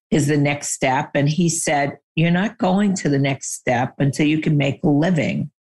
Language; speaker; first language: English; native; English